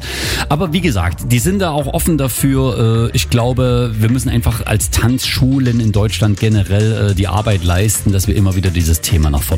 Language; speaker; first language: German; native; German